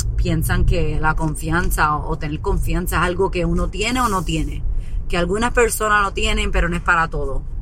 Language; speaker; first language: Spanish; early bilingual, other home language; English